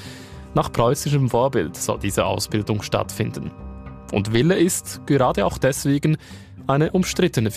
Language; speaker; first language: German; native; German